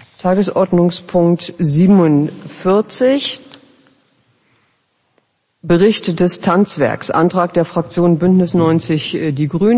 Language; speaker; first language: German; native; German